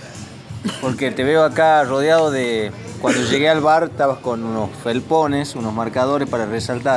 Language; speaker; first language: Spanish; native; Spanish